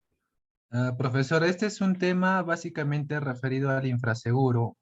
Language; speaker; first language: Spanish; native; Spanish